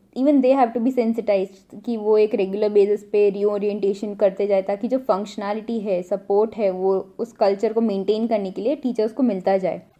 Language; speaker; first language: Hindi; non-native, local second language; Gujarati